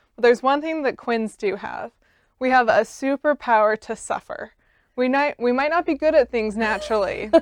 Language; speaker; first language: English; native; English